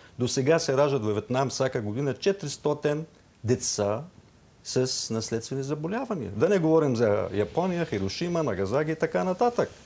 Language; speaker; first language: Bulgarian; non-native, fluent; Arabic